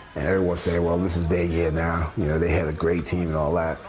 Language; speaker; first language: English; native; English